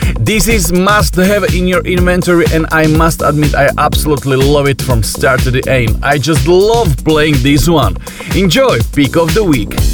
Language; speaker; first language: English; non-native, fluent; Slovak